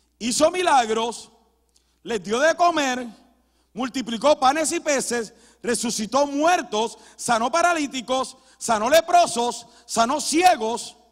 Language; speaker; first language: Spanish; early bilingual, heritage; Spanish